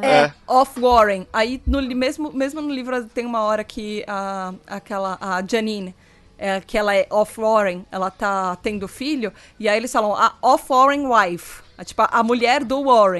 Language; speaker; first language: Portuguese; native; Portuguese